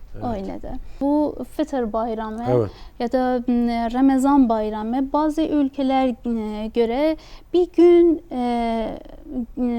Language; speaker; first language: Turkish; non-native, fluent; Persian